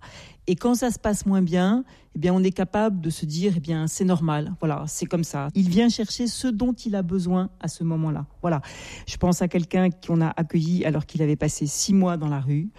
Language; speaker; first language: French; native; French